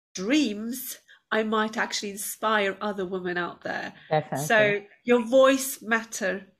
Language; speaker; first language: English; non-native, fluent; Turkish